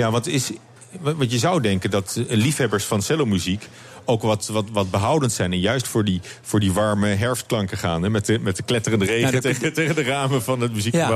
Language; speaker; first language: Dutch; native; Dutch